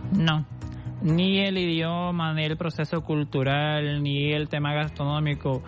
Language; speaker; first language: Spanish; non-native, fluent; Portuguese